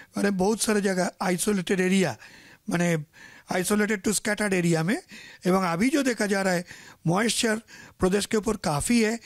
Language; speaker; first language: Hindi; non-native, local second language; Marathi